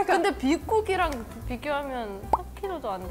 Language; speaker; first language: Korean; non-native, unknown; German